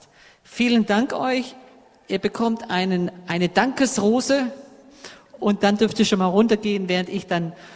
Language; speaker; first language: German; native; German